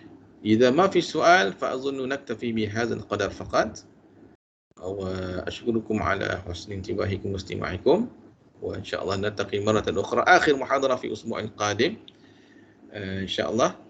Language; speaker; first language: Arabic; non-native, fluent; Malay